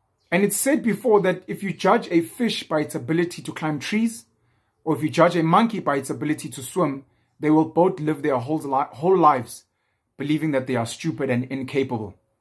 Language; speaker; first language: English; non-native, local second language; Zulu